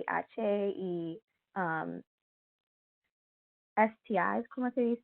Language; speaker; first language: Spanish; non-native, learner; English